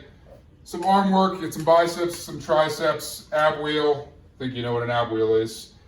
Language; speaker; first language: English; native; English